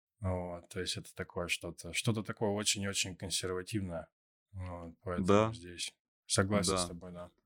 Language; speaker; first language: Russian; native; Russian